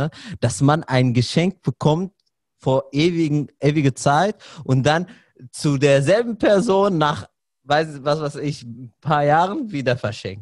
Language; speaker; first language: German; non-native, fluent; Arabic